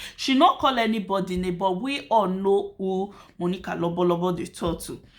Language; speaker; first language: Nigerian Pidgin; native; Nigerian Pidgin